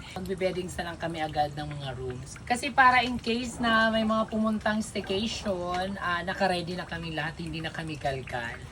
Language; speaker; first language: Filipino; non-native, local second language; Waray